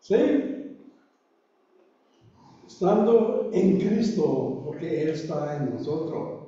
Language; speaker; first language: Spanish; non-native, learner; English